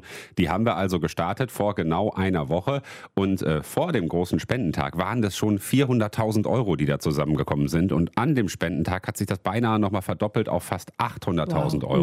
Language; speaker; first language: German; native; German